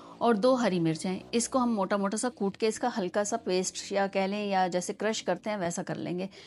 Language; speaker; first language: Hindi; native; Hindi